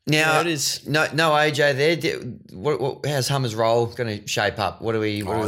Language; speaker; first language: English; native; English